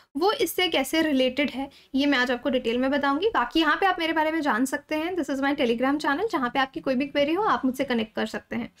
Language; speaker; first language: Hindi; native; Hindi